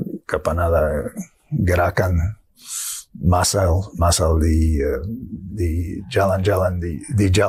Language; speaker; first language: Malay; non-native, fluent; English